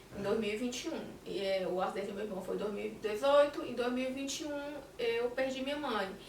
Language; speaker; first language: Portuguese; native; Portuguese